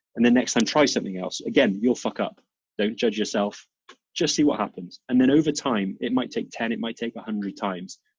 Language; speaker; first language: English; native; English